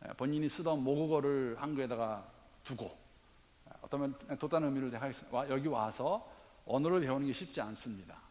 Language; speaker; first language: Korean; native; Korean